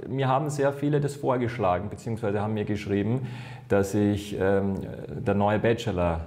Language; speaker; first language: German; native; German